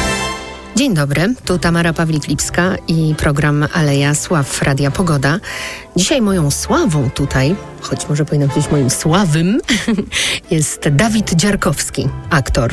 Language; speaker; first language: Polish; native; Polish